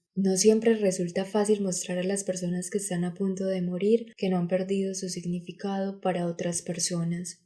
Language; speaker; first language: Spanish; native; Spanish